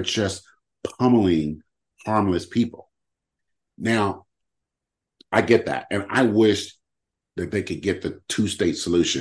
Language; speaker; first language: English; native; English